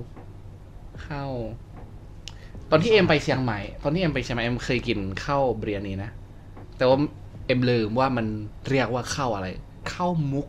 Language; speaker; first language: Thai; non-native, fluent; Indonesian